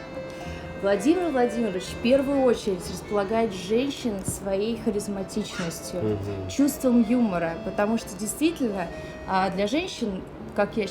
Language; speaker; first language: Russian; native; Russian